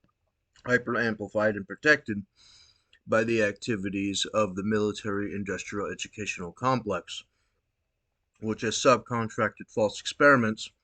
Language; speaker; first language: English; native; English